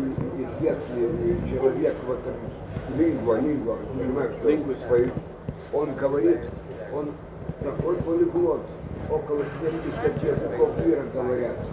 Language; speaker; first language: Russian; non-native, fluent; Lithuanian